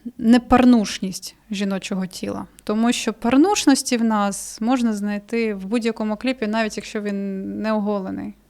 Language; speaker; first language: Ukrainian; native; Ukrainian